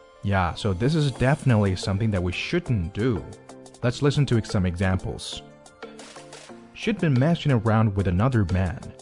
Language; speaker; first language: English; non-native, fluent; Chinese